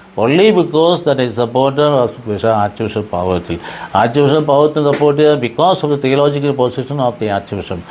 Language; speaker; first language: English; non-native, local second language; Malayalam